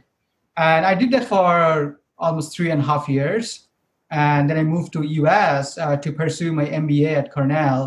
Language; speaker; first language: English; non-native, local second language; Bangla